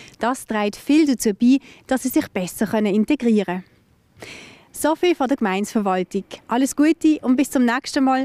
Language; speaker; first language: German; native; German